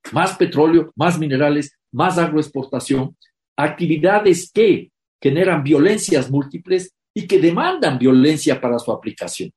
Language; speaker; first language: Spanish; native; Spanish